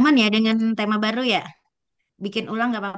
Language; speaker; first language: Indonesian; native; Indonesian